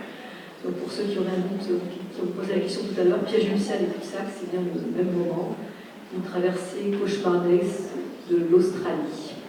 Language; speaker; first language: French; native; French